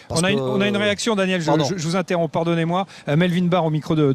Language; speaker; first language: French; native; French